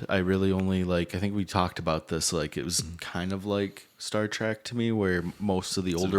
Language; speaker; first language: English; native; English